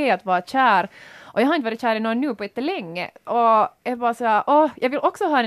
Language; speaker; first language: Swedish; native; Swedish